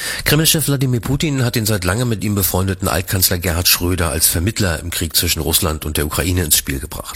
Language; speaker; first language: German; native; German